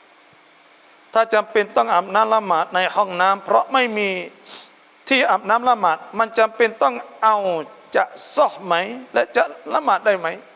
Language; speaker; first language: Thai; non-native, local second language; Malay